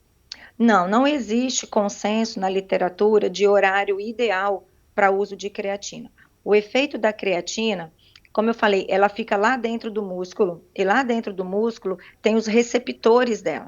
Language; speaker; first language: Portuguese; native; Portuguese